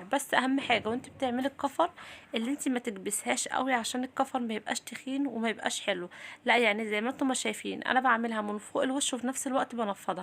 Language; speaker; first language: Arabic; native; Arabic